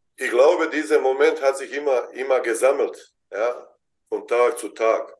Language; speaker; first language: German; non-native, fluent; Bosnian